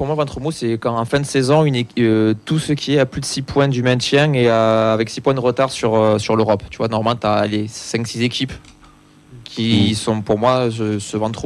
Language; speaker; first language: French; native; French